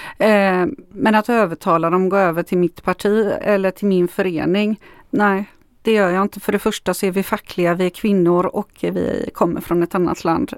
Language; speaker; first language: Swedish; non-native, fluent; Macedonian